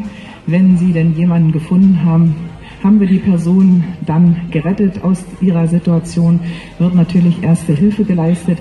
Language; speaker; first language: German; native; German